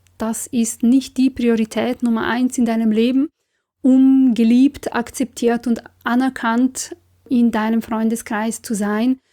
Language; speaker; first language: German; non-native, fluent; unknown